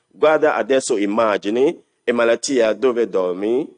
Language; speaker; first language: Italian; non-native, learner; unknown